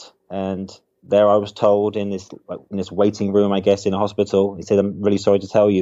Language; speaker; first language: English; native; English